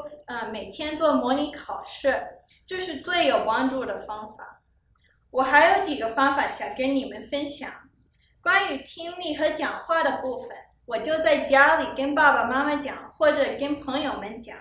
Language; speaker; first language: Chinese; early bilingual, heritage; Chinese